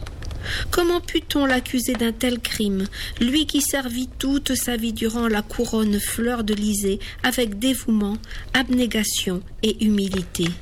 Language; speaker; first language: French; native; French